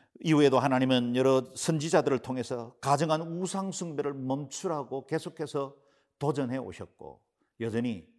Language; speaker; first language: Korean; native; Korean